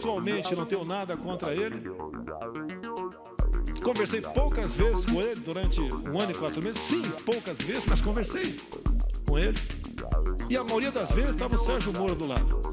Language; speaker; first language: Portuguese; native; Portuguese